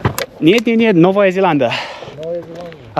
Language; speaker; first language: Russian; non-native, learner; English